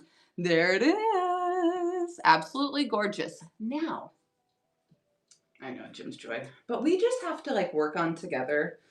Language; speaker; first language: English; native; English